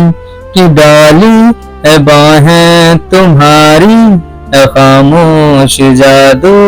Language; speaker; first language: Hindi; native; Hindi